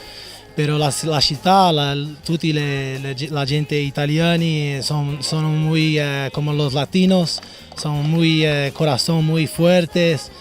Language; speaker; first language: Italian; non-native, learner; Portuguese